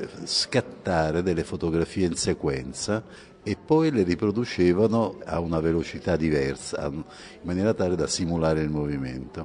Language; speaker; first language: Italian; native; Italian